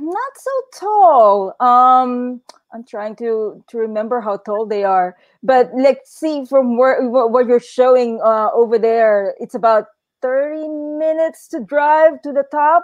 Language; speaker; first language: English; non-native, local second language; Filipino